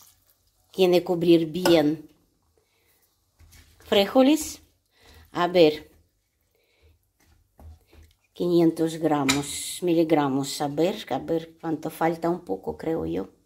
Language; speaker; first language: Spanish; non-native, learner; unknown